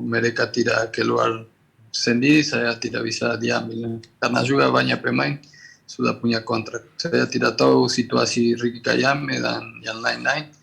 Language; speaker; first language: Indonesian; non-native, fluent; Spanish